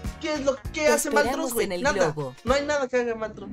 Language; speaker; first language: Spanish; native; Spanish